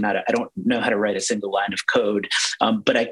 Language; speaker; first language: English; native; English